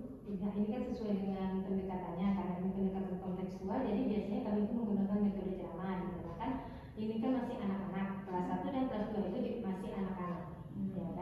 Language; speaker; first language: Indonesian; native; Indonesian